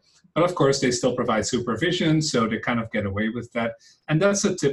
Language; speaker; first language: English; non-native, fluent; Dutch